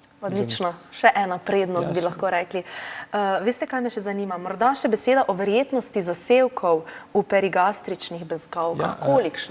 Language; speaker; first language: Slovenian; native; Slovenian